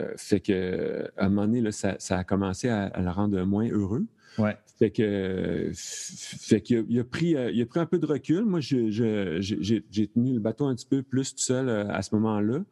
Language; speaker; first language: French; native; French